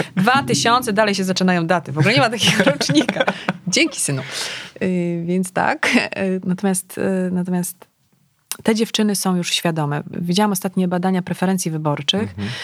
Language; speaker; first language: Polish; native; Polish